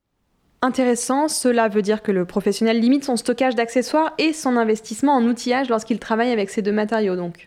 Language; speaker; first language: French; native; French